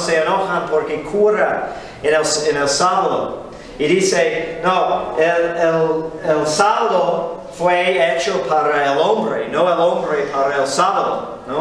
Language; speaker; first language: Spanish; non-native, fluent; English